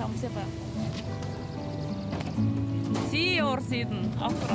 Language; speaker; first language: Norwegian; non-native, fluent; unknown